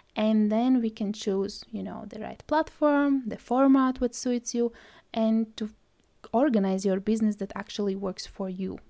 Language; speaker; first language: English; non-native, fluent; Latvian